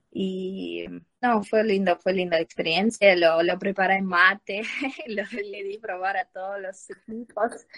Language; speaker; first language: Spanish; non-native, learner; Ukrainian